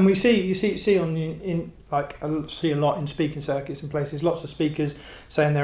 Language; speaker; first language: English; native; English